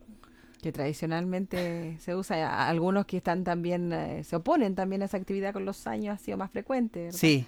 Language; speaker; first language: Spanish; native; Spanish